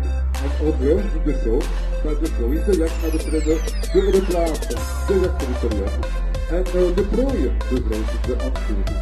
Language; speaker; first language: Dutch; non-native, local second language; French